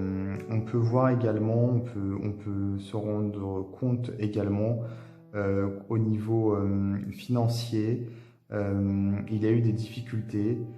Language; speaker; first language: French; native; French